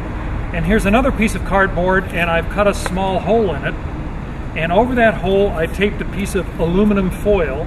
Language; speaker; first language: English; native; English